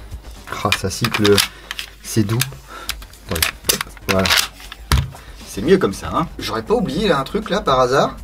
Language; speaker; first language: French; native; French